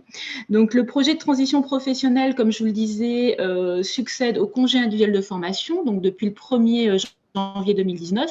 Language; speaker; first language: French; native; French